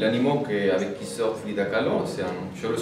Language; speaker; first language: French; non-native, fluent; Spanish